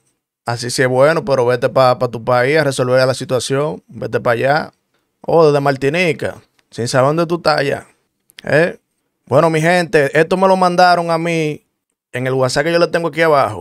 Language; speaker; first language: Spanish; native; Spanish